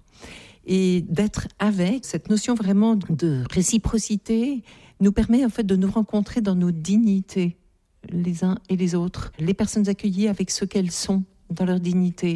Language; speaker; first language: French; native; French